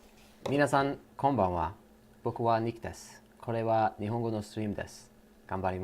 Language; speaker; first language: Japanese; non-native, learner; English